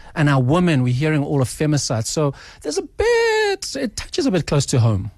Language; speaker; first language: English; non-native, local second language; Swati